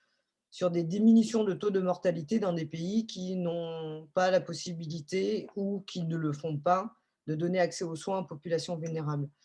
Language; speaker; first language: French; native; French